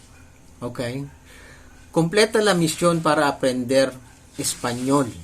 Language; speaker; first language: Spanish; non-native, learner; Filipino